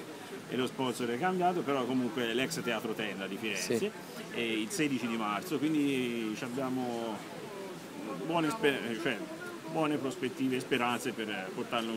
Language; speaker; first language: Italian; native; Italian